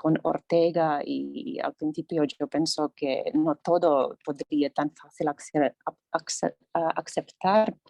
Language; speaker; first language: Spanish; non-native, learner; Latvian